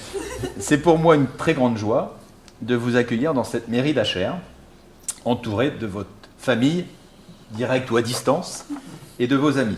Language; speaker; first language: French; native; French